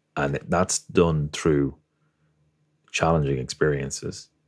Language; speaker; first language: English; native; English